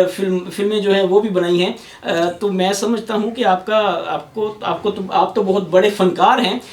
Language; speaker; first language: Urdu; non-native, local second language; Punjabi